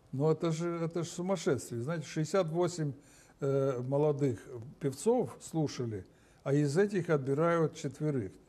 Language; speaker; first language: Russian; non-native, local second language; Romanian